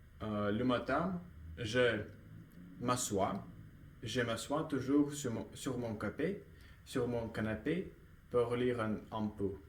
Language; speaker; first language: French; non-native, learner; Russian